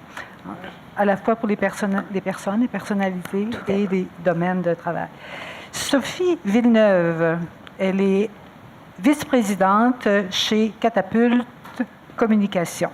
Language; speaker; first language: French; native; French